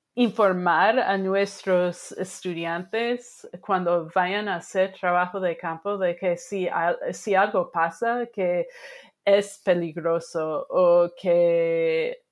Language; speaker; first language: Spanish; non-native, fluent; English